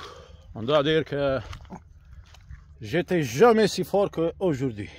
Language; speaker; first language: French; non-native, fluent; Romanian